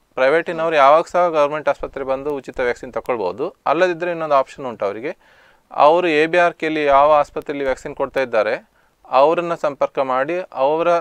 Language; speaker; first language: Kannada; native; Kannada